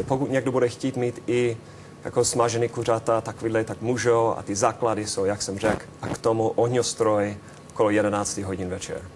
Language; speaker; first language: Czech; non-native, fluent; English